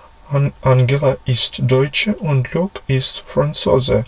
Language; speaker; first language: German; non-native, fluent; Ukrainian